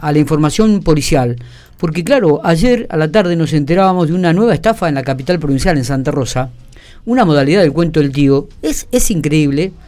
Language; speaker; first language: Spanish; native; Spanish